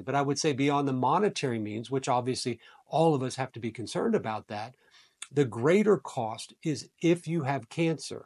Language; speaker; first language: English; native; English